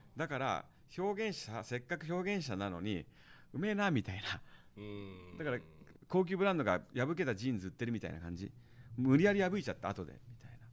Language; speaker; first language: Japanese; early bilingual, heritage; Japanese